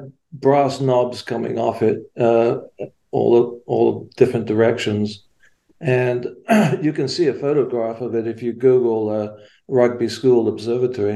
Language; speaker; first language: English; native; English